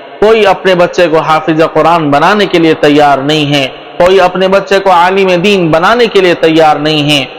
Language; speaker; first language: Urdu; native; Urdu